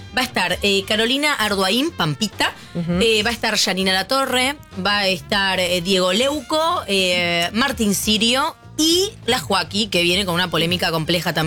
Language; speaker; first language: Spanish; native; Spanish